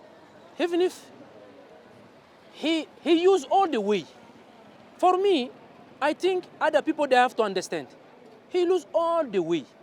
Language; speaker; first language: English; non-native, learner; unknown